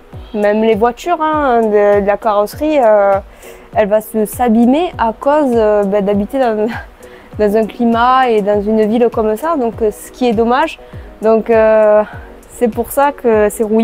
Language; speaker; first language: French; native; French